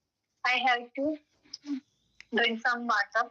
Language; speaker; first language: English; non-native, learner; Malayalam